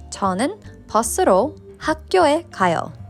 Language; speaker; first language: Korean; non-native, fluent; English